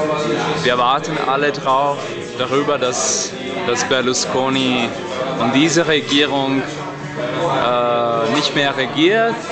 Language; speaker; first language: German; non-native, fluent; Italian